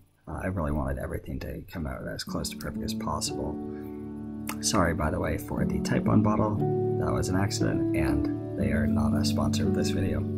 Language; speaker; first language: English; native; English